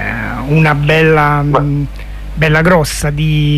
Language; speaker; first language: Italian; native; Italian